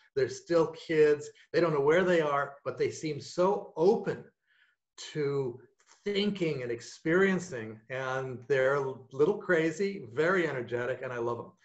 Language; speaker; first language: English; native; English